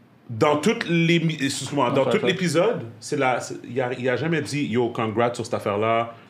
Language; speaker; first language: French; native; French